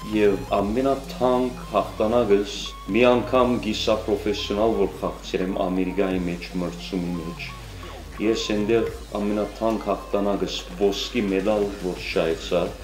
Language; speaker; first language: Armenian; early bilingual, heritage; Armenian